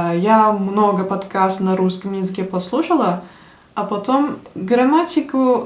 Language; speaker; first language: Russian; non-native, fluent; Turkish